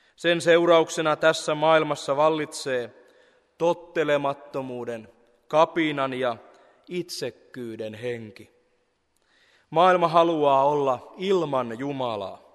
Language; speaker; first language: Finnish; native; Finnish